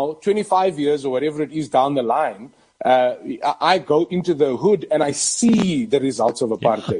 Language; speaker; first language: English; native; English